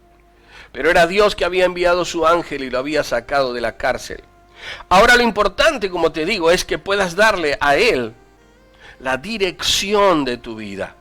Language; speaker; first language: Spanish; native; Spanish